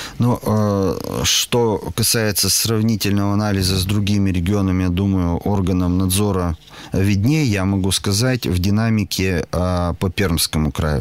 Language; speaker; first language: Russian; native; Russian